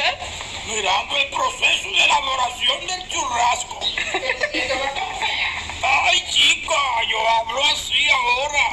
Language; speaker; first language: Portuguese; non-native, learner; Spanish